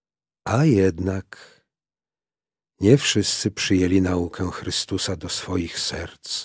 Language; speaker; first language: Polish; native; Polish